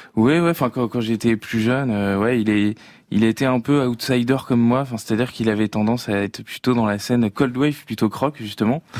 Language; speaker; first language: French; native; French